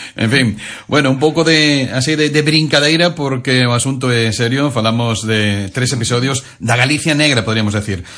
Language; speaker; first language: Galician; native; Galician